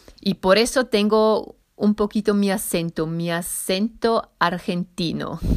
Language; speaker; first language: Spanish; non-native, fluent; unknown